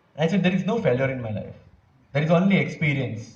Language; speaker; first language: English; non-native, local second language; Gujarati